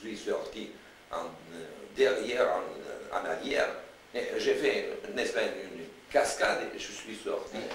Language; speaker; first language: French; non-native, fluent; Romanian